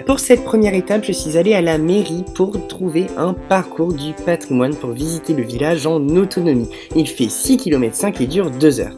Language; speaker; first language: French; native; French